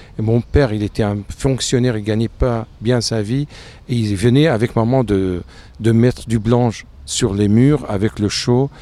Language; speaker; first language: French; non-native, fluent; Arabic